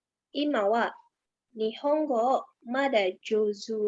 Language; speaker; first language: Japanese; non-native, learner; Indonesian